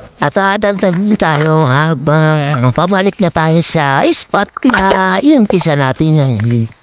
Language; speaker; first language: Filipino; non-native, local second language; Waray